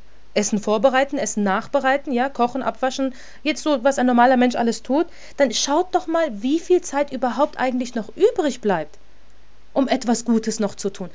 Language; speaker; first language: German; native; German